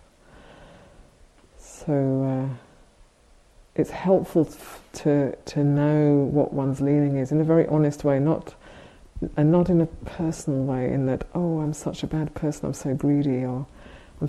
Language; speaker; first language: English; native; English